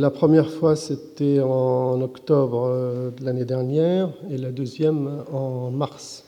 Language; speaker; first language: French; non-native, fluent; Arabic